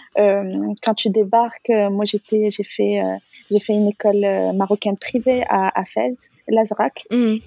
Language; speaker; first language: French; non-native, local second language; Arabic